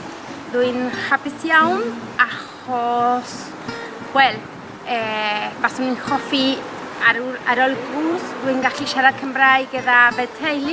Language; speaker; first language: Welsh; non-native, learner; Spanish